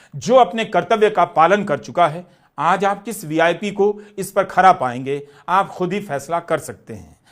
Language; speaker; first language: Hindi; non-native, local second language; Bhojpuri